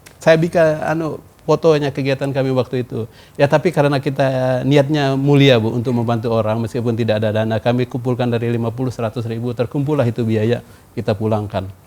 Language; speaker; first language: Indonesian; non-native, local second language; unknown